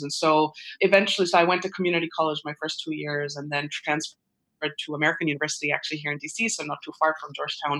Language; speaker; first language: English; non-native, local second language; Urdu